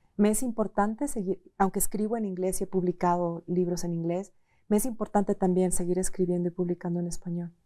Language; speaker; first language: Spanish; native; Spanish